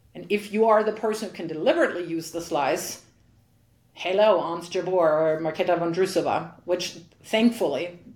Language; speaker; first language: English; non-native, fluent; German